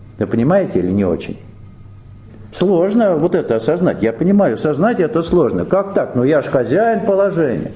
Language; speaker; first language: Russian; native; Russian